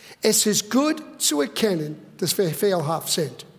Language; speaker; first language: German; non-native, fluent; English